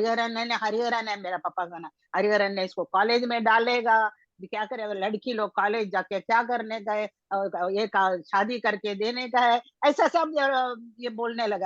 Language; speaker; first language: Hindi; non-native, local second language; Tamil